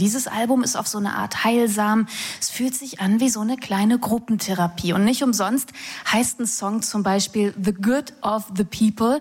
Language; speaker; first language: German; native; German